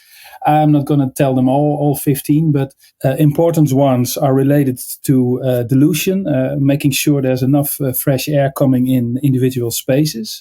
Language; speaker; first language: English; non-native, fluent; Dutch